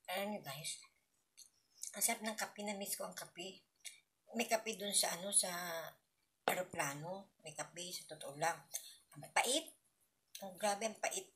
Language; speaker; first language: Filipino; native; Filipino